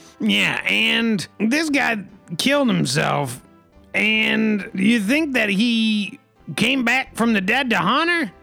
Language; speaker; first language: English; native; English